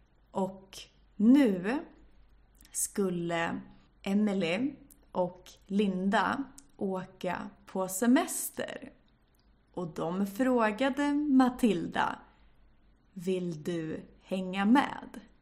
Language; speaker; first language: Swedish; native; Swedish